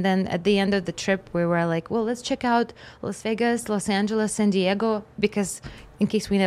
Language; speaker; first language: English; non-native, fluent; Russian